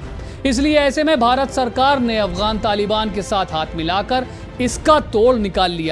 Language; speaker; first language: Hindi; native; Hindi